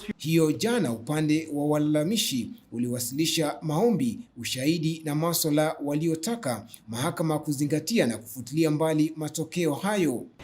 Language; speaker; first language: Swahili; non-native, local second language; Luyia